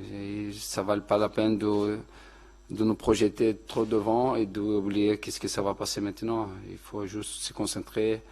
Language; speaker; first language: French; non-native, fluent; Portuguese